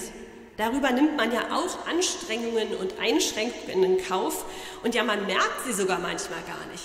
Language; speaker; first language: German; native; German